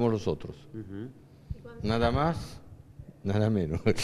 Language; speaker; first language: Spanish; non-native, fluent; French